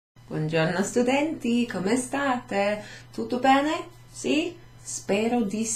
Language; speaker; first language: Italian; non-native, fluent; English